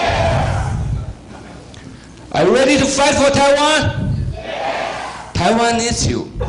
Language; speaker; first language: English; non-native, fluent; Chinese